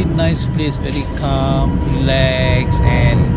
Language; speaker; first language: English; non-native, local second language; Malay